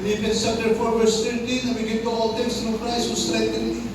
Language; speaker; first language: English; non-native, local second language; Filipino